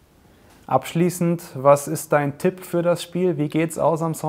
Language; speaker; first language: German; native; German